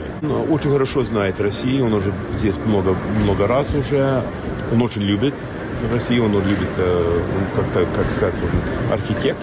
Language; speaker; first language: Russian; non-native, learner; English